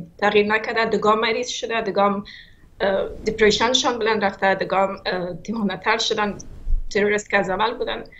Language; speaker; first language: Persian; native; Persian